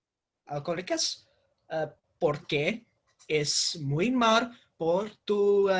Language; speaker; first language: Spanish; non-native, learner; English